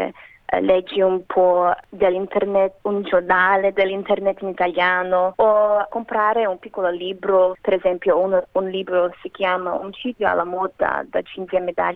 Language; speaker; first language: Italian; non-native, learner; Macedonian